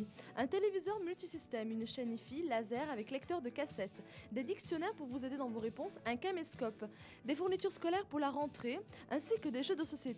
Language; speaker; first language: French; non-native, local second language; Arabic